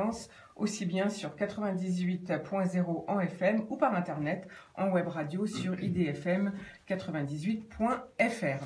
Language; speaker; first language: French; native; French